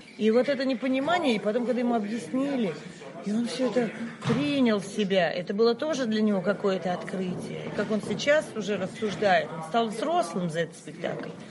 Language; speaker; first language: Russian; native; Russian